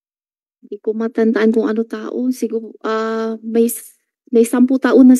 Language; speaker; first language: Filipino; non-native, learner; Chinese